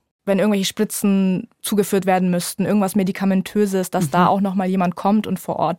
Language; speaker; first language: German; native; German